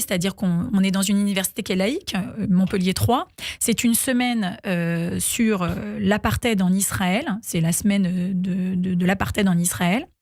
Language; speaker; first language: French; native; French